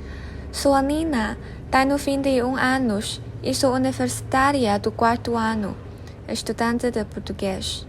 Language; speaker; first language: Portuguese; non-native, learner; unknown